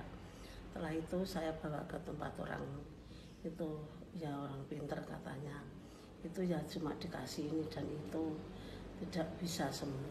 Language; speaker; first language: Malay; non-native, local second language; Javanese